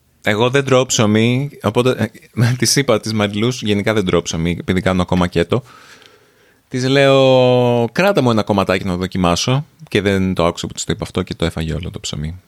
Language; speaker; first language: Greek; native; Greek